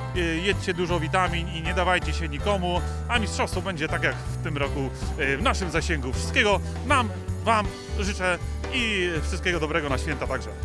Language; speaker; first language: Polish; native; Polish